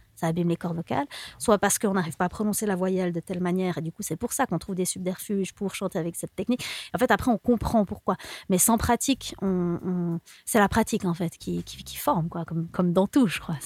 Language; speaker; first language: French; native; French